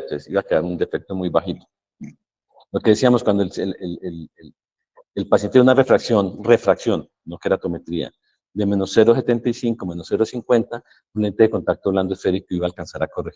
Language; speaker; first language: Spanish; native; Spanish